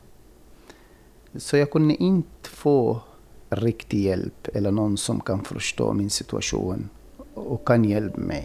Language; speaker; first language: Swedish; non-native, fluent; Arabic